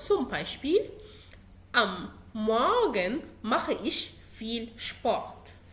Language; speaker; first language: German; non-native, fluent; Arabic